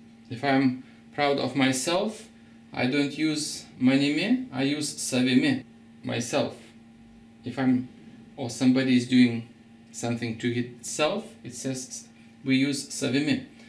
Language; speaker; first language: English; non-native, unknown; Lithuanian